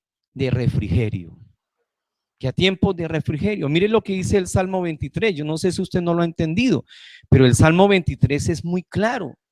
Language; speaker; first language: Spanish; native; Spanish